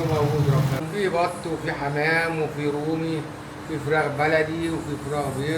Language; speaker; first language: Arabic; native; Arabic